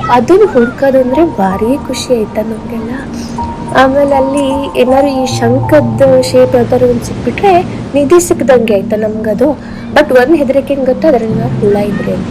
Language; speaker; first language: Kannada; native; Kannada